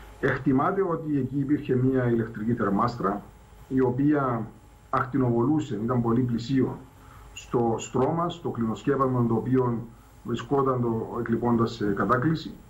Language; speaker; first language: Greek; native; Greek